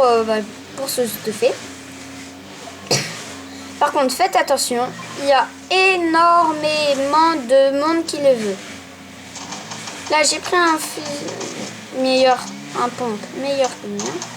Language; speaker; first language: French; native; French